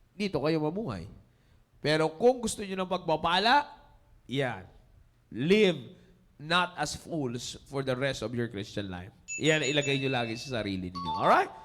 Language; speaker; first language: Filipino; native; Filipino